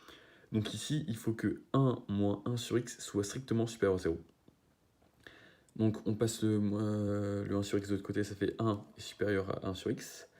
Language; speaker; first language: French; native; French